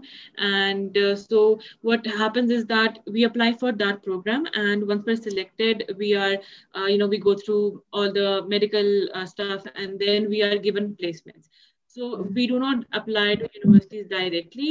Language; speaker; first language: English; non-native, local second language; Urdu